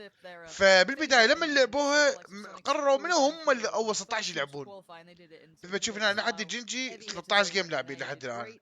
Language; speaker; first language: Arabic; native; Arabic